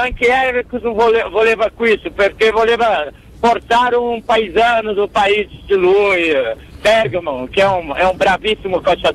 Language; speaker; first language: Italian; non-native, fluent; Portuguese